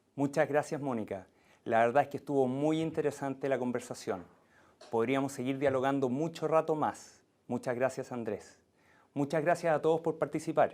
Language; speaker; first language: Spanish; native; Spanish